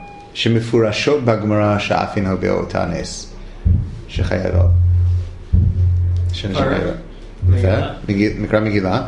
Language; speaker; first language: Hebrew; non-native, fluent; English